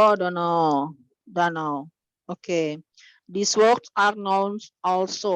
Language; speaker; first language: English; non-native, learner; Indonesian